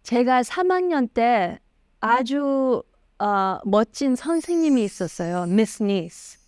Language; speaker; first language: Korean; early bilingual, heritage; Korean